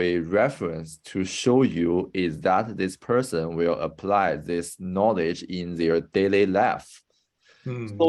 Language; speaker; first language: English; non-native, fluent; Chinese